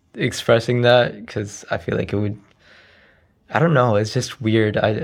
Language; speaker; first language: English; early bilingual, other home language; Arabic